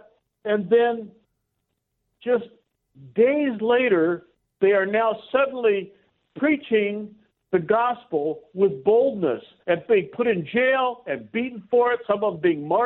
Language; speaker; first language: English; native; English